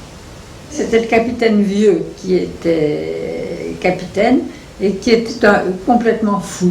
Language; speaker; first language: French; native; French